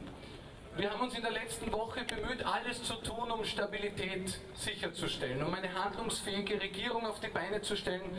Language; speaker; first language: German; native; German